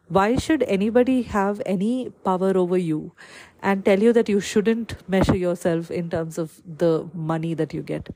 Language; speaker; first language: English; non-native, local second language; Malayalam